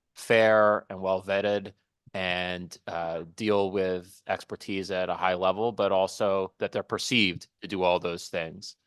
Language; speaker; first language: English; native; English